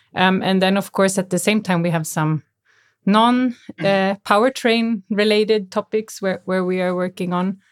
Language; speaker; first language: English; native; English